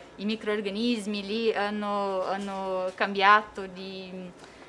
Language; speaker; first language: Italian; non-native, fluent; Portuguese